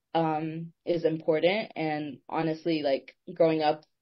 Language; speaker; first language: English; native; English